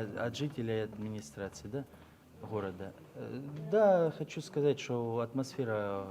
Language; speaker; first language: Russian; native; Russian